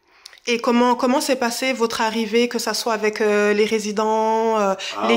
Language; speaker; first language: French; native; French